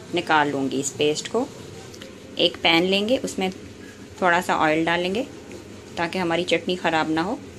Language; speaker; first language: Urdu; native; Urdu